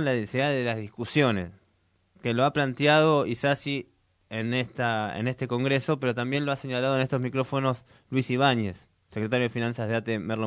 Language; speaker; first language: Spanish; native; Spanish